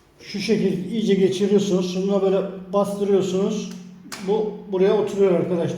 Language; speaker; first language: Turkish; native; Turkish